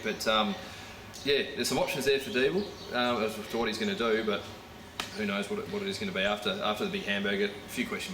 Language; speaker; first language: English; native; English